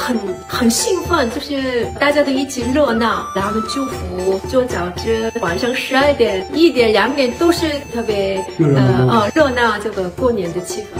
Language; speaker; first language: Chinese; non-native, fluent; Korean